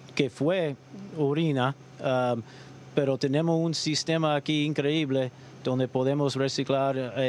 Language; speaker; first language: Spanish; early bilingual, other home language; English